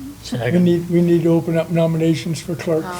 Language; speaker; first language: English; native; English